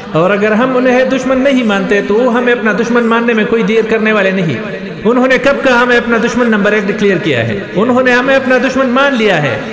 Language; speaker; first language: Urdu; non-native, local second language; Pashto